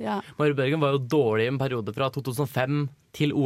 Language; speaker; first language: Norwegian; native; Norwegian